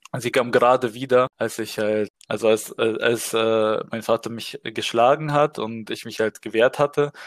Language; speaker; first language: German; early bilingual, other home language; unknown